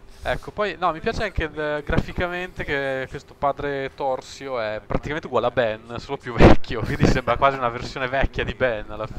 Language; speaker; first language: Italian; native; Italian